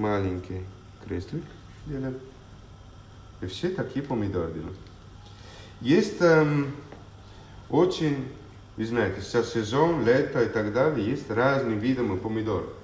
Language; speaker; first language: Russian; non-native, learner; Italian